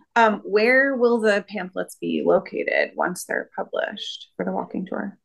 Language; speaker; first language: English; native; English